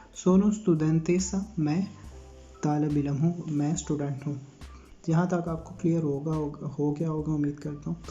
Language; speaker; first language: Urdu; native; Urdu